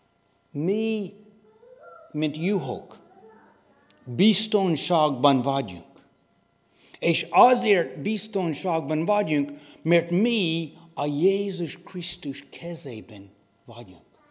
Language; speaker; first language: Hungarian; non-native, learner; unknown